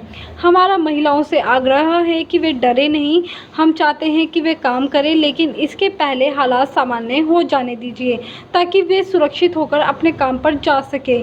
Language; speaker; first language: Hindi; native; Hindi